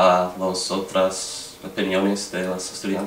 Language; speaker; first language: Spanish; non-native, learner; English